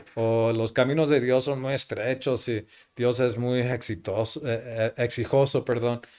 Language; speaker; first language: Spanish; non-native, fluent; English